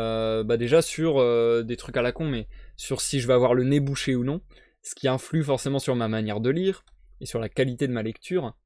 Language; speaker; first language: French; native; French